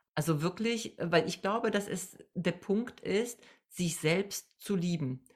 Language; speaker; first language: German; non-native, fluent; Polish